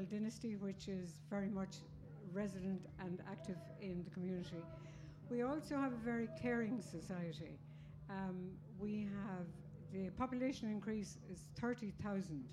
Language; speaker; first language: English; native; English